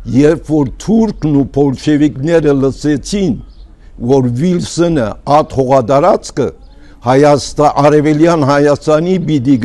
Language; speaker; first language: Armenian; early bilingual, heritage; Armenian